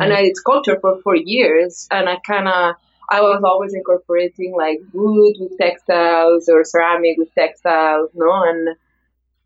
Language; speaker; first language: English; non-native, fluent; Spanish